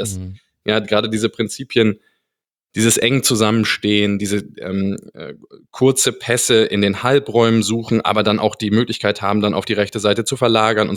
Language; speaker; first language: German; native; German